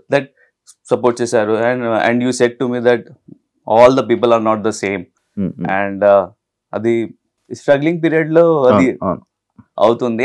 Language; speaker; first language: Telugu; non-native, local second language; Hindi